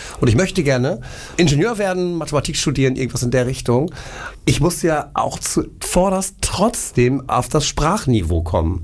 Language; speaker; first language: German; native; German